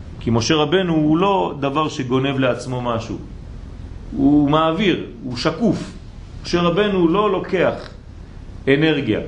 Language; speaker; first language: Hebrew; non-native, fluent; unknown